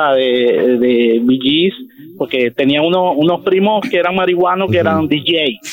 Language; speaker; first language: Spanish; native; Spanish